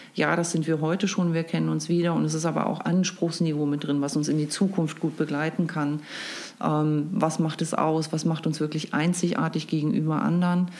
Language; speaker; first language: German; native; German